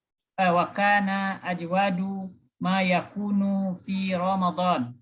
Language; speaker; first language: Arabic; non-native, learner; Indonesian